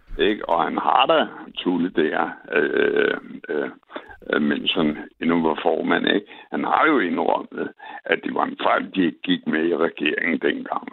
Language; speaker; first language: Danish; native; Danish